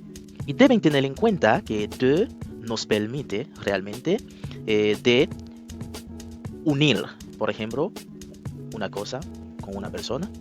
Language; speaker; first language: Spanish; non-native, fluent; French